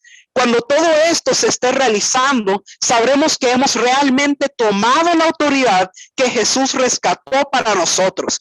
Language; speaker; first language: Spanish; native; Spanish